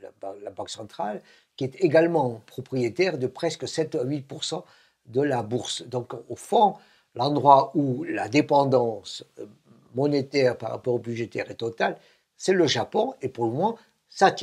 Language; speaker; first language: French; native; French